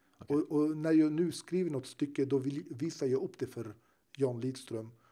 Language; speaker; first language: Swedish; early bilingual, other home language; Turoyo